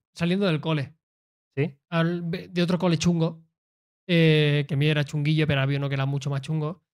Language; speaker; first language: Spanish; native; Spanish